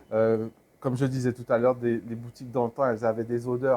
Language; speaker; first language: French; native; French